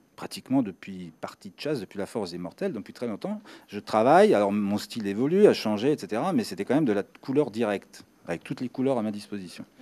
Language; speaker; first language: French; non-native, fluent; Serbian